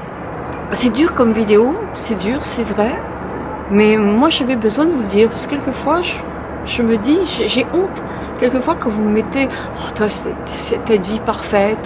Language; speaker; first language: French; native; French